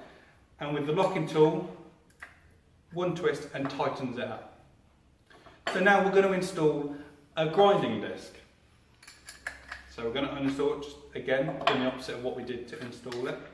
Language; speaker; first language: English; native; English